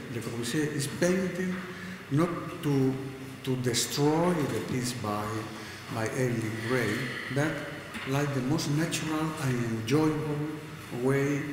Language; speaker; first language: English; non-native, learner; Spanish